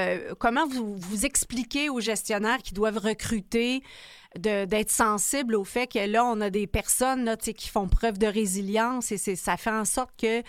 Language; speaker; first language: French; native; French